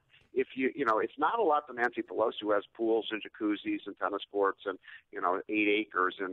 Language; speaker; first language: English; native; English